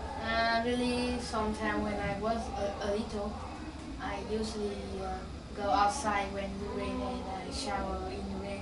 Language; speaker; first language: English; non-native, learner; Vietnamese